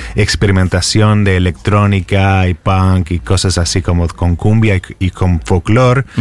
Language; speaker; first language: Spanish; non-native, fluent; English